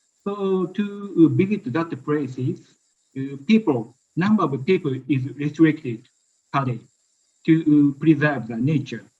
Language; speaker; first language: English; non-native, learner; Japanese